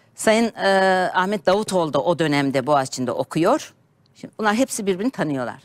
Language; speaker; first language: Turkish; native; Turkish